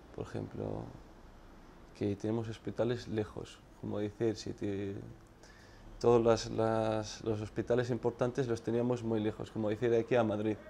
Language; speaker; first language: Spanish; non-native, fluent; Arabic